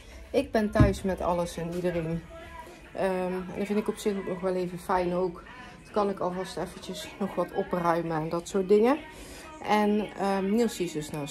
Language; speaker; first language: Dutch; native; Dutch